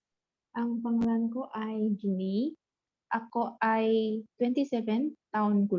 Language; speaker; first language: Filipino; non-native, learner; Indonesian